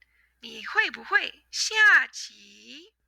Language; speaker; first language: Chinese; non-native, fluent; English